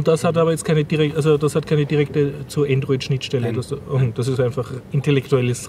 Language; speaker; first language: German; native; German